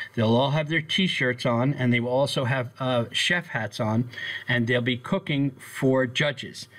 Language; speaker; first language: English; native; English